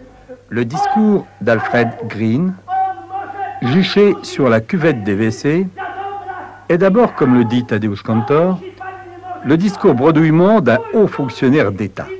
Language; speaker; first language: French; native; French